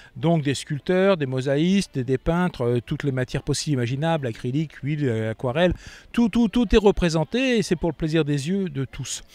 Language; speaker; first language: French; native; French